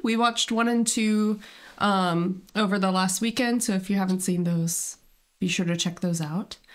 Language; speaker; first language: English; native; English